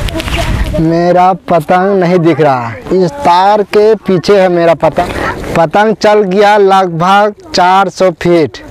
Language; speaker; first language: Hindi; native; Hindi